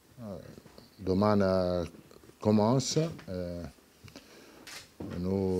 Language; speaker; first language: French; non-native, learner; Italian